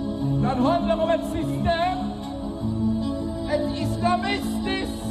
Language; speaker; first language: Norwegian; non-native, fluent; Persian